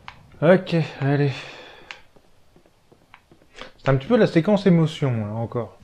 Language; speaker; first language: French; native; French